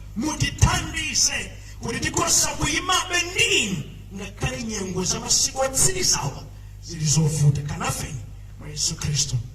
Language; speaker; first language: Nyanja; native; Nyanja